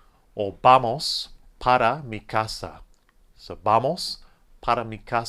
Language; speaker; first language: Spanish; non-native, fluent; English